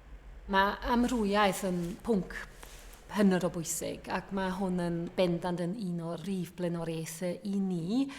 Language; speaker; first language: Welsh; non-native, fluent; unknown